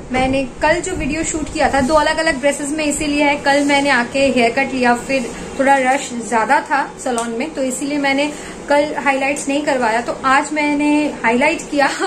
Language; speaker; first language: Hindi; non-native, local second language; Bangla